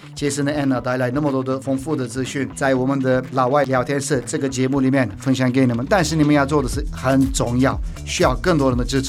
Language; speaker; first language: Chinese; non-native, fluent; Turkish